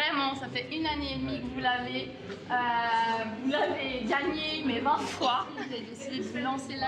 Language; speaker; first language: French; native; French